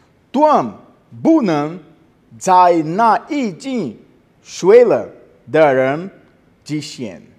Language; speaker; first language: Chinese; non-native, learner; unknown